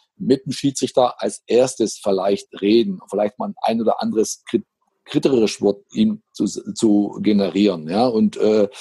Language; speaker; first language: German; native; German